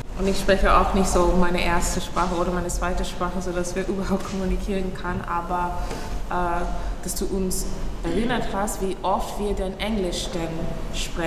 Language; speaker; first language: German; non-native, fluent; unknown